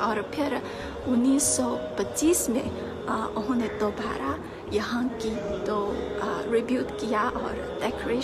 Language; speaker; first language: Hindi; non-native, fluent; Chinese